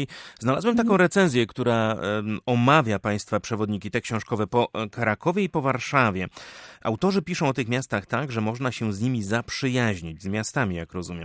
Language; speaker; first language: Polish; native; Polish